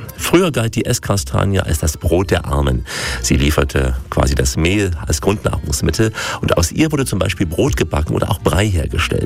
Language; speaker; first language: German; native; German